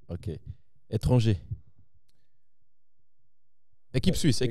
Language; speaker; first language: French; native; French